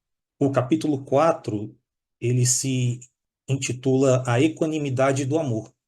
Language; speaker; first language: Portuguese; native; Portuguese